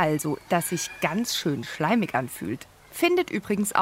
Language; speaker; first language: German; native; German